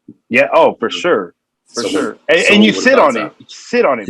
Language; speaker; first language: English; native; English